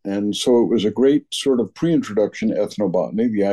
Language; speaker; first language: English; native; English